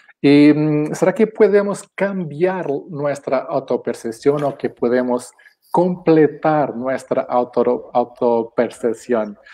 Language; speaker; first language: Spanish; non-native, fluent; Portuguese